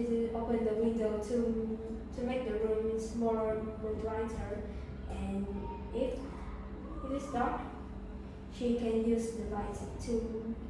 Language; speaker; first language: English; non-native, learner; Vietnamese